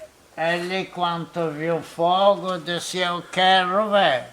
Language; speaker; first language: Portuguese; non-native, fluent; Polish